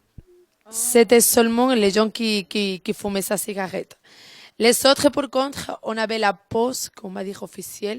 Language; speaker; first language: French; non-native, fluent; Spanish